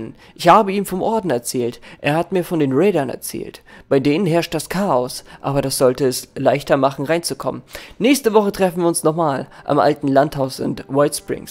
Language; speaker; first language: German; native; German